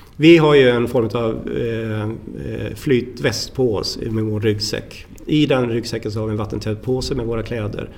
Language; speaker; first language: Swedish; native; Swedish